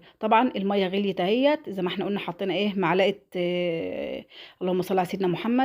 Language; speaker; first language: Arabic; native; Arabic